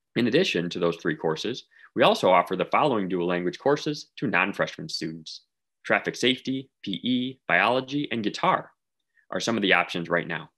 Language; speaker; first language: English; native; English